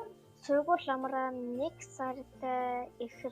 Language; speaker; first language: Mongolian; early bilingual, heritage; Mongolian